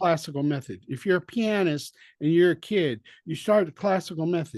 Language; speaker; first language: English; native; English